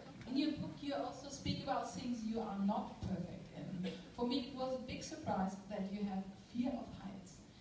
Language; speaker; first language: English; non-native, fluent; German